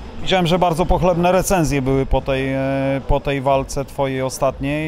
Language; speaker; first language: Polish; native; Polish